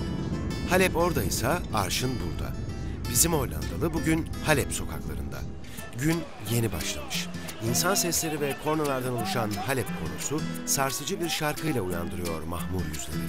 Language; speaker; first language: Turkish; native; Turkish